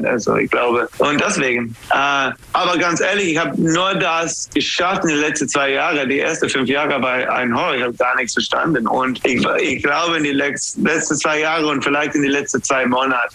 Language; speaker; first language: German; non-native, learner; English